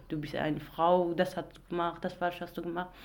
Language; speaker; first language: German; non-native, learner; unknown